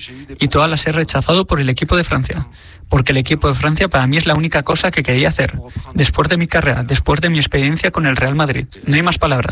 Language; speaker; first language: Spanish; non-native, fluent; French